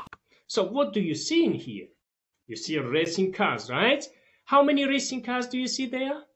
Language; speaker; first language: English; non-native, fluent; Tajik